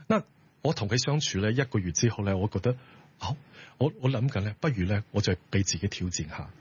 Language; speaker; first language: Cantonese; non-native, fluent; Chinese